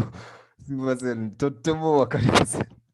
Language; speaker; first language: Japanese; non-native, learner; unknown